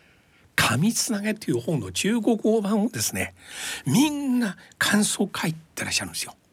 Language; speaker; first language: Japanese; non-native, fluent; Chinese